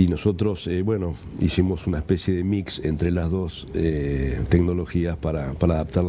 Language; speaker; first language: Spanish; native; Spanish